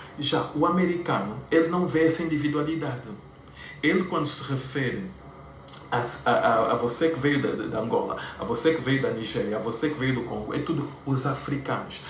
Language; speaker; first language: Portuguese; native; Portuguese